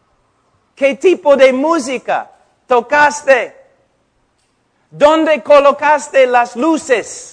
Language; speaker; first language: Spanish; non-native, fluent; English